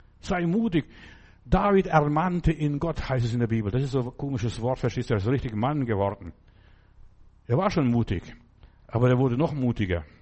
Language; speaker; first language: German; non-native, fluent; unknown